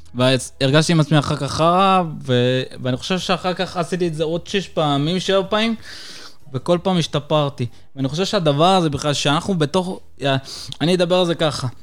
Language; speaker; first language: Hebrew; early bilingual, other home language; Russian